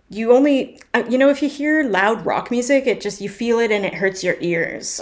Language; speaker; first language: English; native; English